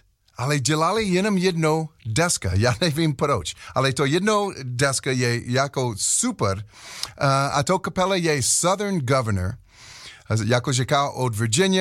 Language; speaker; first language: Czech; non-native, learner; English